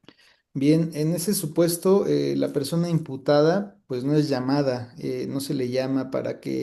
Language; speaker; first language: Spanish; native; Spanish